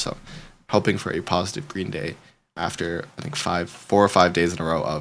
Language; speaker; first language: English; native; English